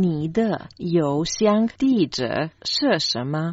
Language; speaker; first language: Chinese; non-native, learner; Croatian